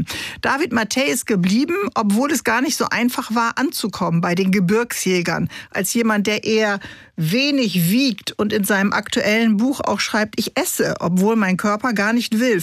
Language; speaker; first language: German; native; German